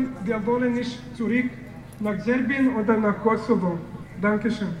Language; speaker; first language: German; non-native, learner; Serbian